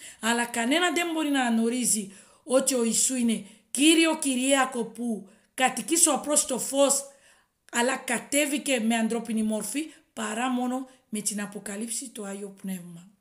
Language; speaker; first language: Greek; non-native, fluent; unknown